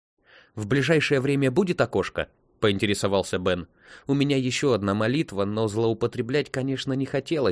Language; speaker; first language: Russian; native; Russian